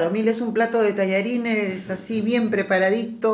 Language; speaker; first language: Spanish; native; Spanish